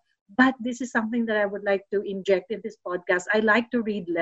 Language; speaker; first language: English; non-native, local second language; Filipino